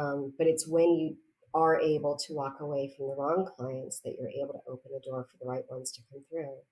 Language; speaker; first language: English; native; English